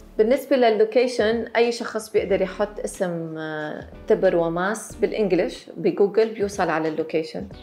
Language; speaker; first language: Arabic; native; Arabic